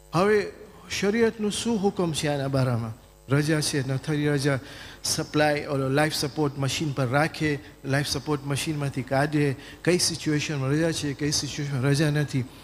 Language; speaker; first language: Gujarati; early bilingual, heritage; Gujarati